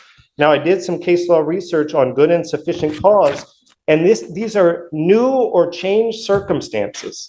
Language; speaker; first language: English; native; English